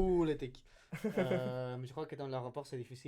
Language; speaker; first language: French; non-native, learner; Spanish